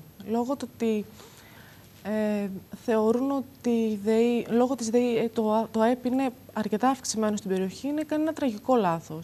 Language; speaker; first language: Greek; native; Greek